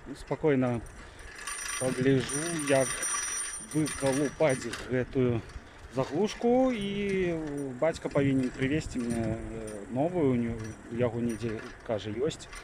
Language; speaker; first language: Belarusian; native; Belarusian